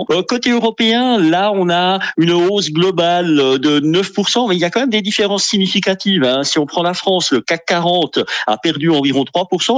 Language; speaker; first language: French; native; French